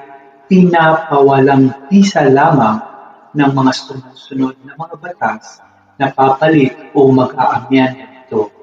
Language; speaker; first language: Filipino; native; Filipino